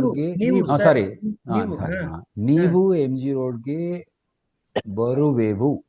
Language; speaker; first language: Kannada; non-native, learner; Tamil